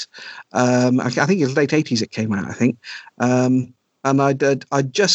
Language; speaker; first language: English; native; English